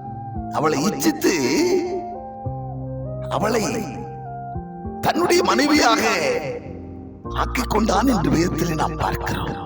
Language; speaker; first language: Tamil; native; Tamil